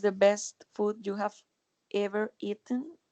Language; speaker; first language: English; non-native, learner; Spanish